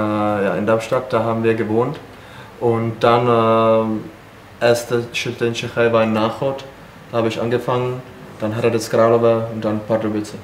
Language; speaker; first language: German; non-native, fluent; Czech